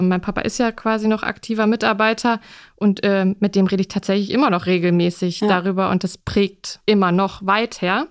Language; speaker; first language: German; native; German